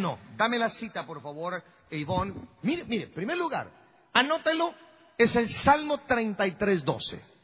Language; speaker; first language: Spanish; native; Spanish